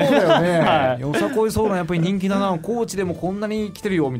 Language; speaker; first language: Japanese; native; Japanese